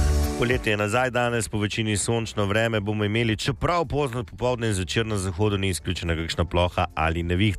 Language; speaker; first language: Slovenian; native; Slovenian